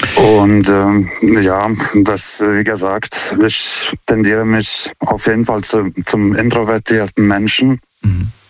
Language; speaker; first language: German; non-native, fluent; Lithuanian